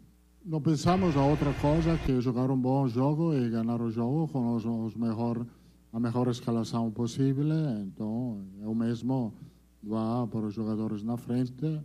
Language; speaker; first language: Portuguese; non-native, fluent; Italian